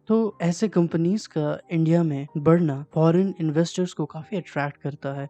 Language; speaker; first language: Hindi; native; Hindi